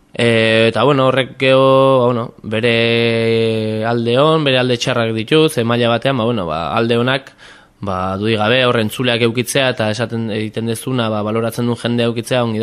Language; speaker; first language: Basque; native; Basque